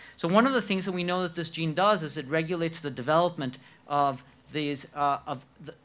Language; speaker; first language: English; non-native, fluent; Spanish